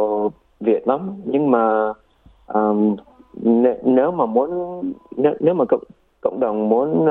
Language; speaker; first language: Vietnamese; early bilingual, heritage; Vietnamese